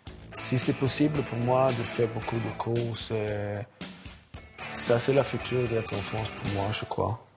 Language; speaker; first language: French; non-native, learner; Swedish